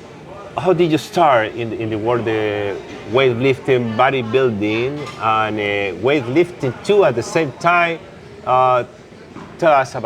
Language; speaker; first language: English; non-native, local second language; Spanish